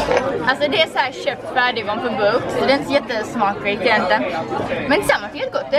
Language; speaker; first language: Swedish; native; Swedish